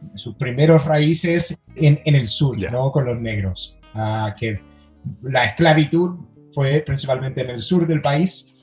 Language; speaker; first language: Spanish; non-native, fluent; English